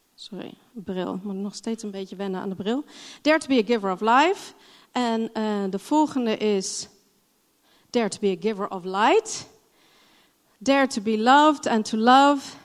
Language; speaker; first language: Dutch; non-native, fluent; English